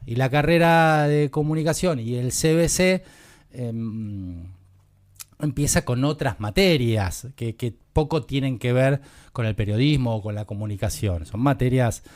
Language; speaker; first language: Spanish; native; Spanish